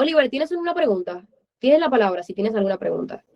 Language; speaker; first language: Spanish; native; Spanish